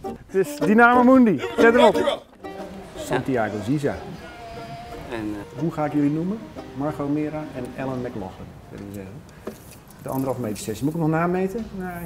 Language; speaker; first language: Dutch; native; Dutch